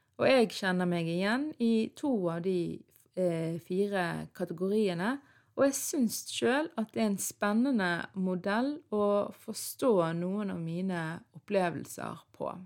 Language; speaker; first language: Norwegian; early bilingual, other home language; Arabic